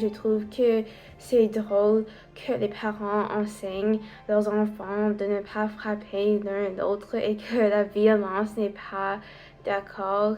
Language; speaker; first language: French; non-native, learner; English